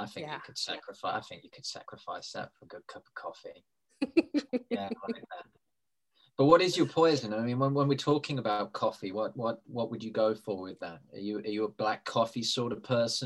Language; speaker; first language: English; native; English